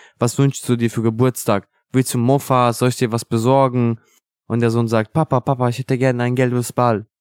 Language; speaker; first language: German; non-native, fluent; Italian